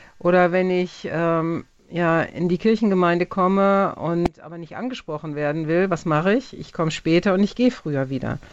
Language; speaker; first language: German; native; German